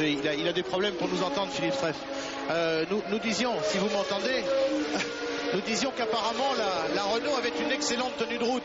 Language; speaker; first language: French; native; French